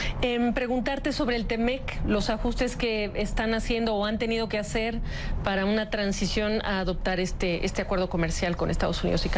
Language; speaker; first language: Spanish; native; Spanish